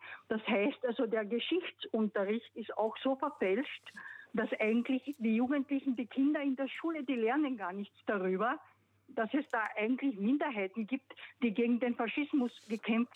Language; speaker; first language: German; non-native, local second language; Slovenian